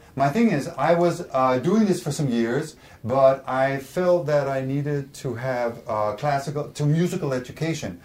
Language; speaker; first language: English; non-native, fluent; Danish